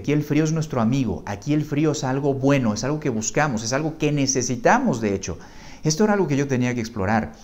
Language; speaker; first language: Spanish; native; Spanish